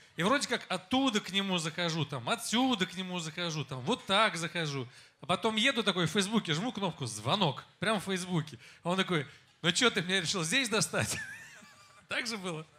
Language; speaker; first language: Russian; native; Russian